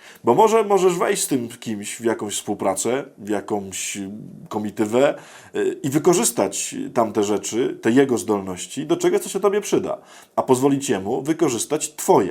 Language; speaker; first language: Polish; native; Polish